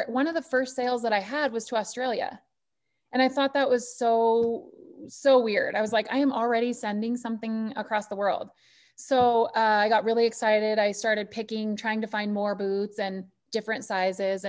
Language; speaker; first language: English; native; English